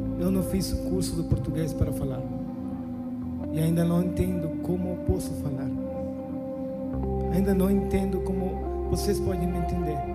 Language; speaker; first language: Portuguese; non-native, learner; Spanish